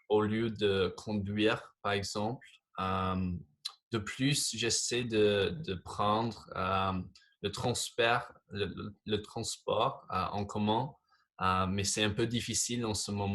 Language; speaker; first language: French; non-native, fluent; English